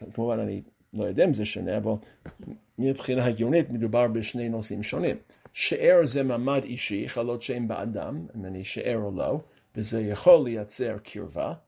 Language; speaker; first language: Hebrew; non-native, fluent; English